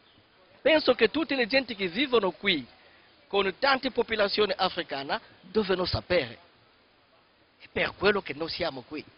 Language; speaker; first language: Italian; non-native, fluent; Kongo